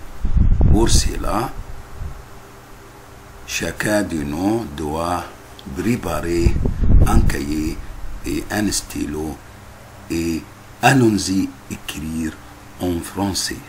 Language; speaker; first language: French; non-native, fluent; Arabic